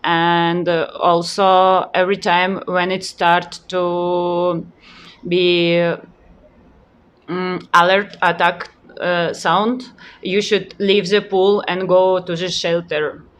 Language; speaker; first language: English; non-native, learner; Ukrainian